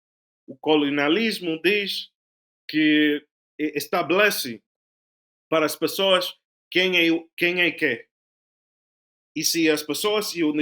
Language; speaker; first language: Portuguese; non-native, fluent; Spanish